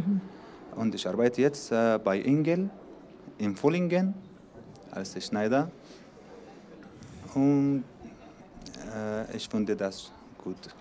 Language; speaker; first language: German; non-native, learner; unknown